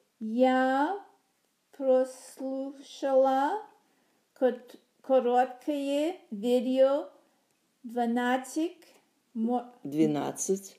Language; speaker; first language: Russian; non-native, learner; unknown